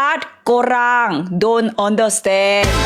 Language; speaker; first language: English; non-native, learner; Thai